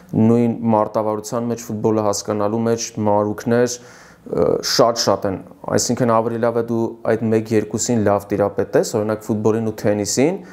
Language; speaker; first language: Armenian; native; Armenian